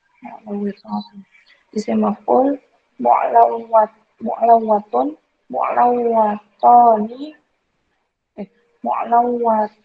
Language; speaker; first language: Arabic; non-native, learner; Indonesian